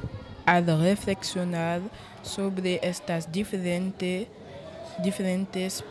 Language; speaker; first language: Spanish; non-native, learner; French